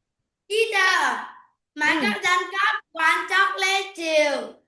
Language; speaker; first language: English; non-native, learner; Vietnamese